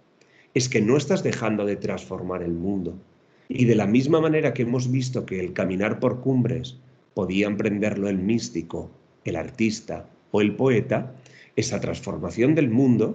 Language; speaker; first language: Spanish; native; Spanish